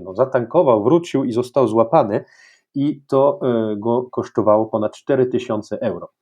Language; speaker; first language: Polish; non-native, fluent; French